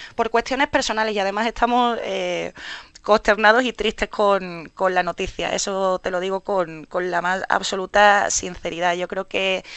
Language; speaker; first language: Spanish; native; Spanish